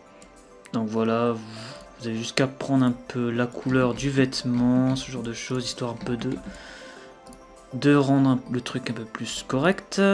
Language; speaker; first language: French; native; French